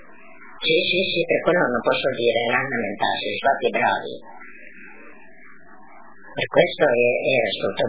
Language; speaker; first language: Italian; non-native, local second language; Friulian